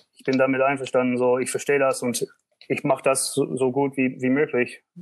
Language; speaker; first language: German; early bilingual, heritage; German